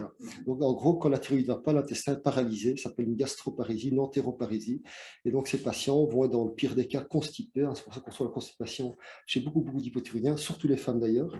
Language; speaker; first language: French; native; French